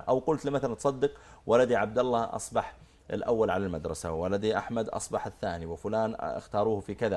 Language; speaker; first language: Arabic; native; Arabic